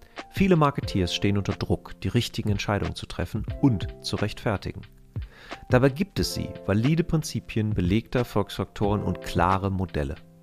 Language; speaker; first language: German; native; German